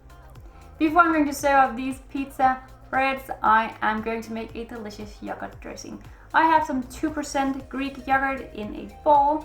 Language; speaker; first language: English; non-native, fluent; Danish